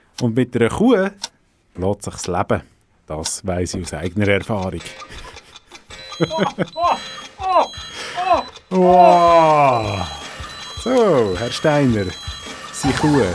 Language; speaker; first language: German; native; German